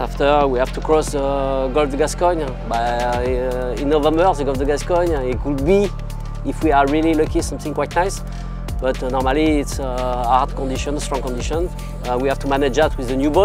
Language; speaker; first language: English; non-native, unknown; French